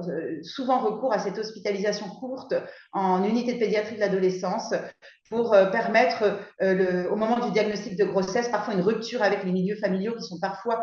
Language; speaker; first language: French; native; French